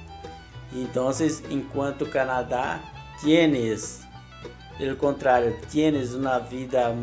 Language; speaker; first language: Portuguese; non-native, learner; Spanish